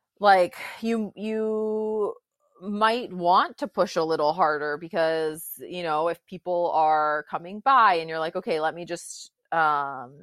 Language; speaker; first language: English; native; English